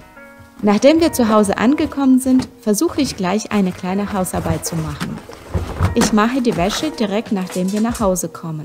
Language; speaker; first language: German; non-native, fluent; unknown